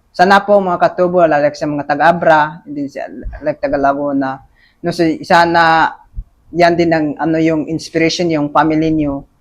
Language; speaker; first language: Filipino; non-native, local second language; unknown